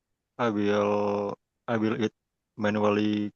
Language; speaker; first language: English; non-native, learner; Indonesian